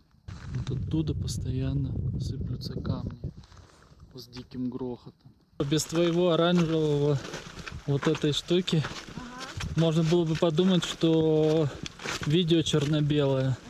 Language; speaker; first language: Russian; native; Russian